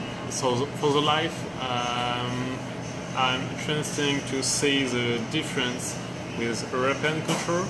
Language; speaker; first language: English; non-native, learner; French